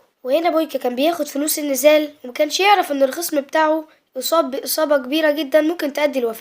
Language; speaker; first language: Arabic; native; Arabic